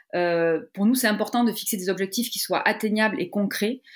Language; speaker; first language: French; native; French